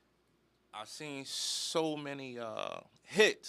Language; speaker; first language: English; native; English